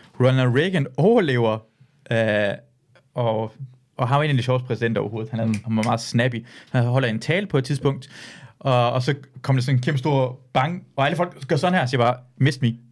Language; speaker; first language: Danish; early bilingual, other home language; Persian